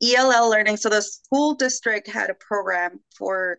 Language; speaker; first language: English; early bilingual, other home language; Spanish